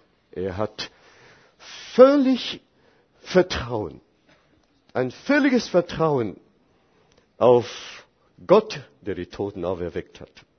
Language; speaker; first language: German; non-native, fluent; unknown